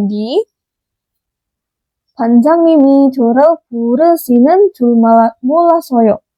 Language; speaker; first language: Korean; non-native, fluent; Indonesian